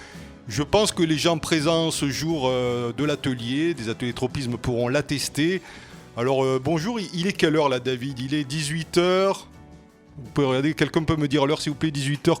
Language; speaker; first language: French; native; French